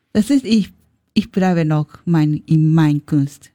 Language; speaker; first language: German; non-native, learner; Japanese